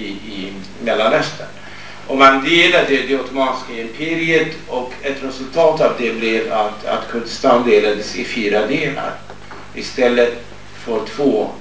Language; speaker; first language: Swedish; non-native, fluent; Kurdish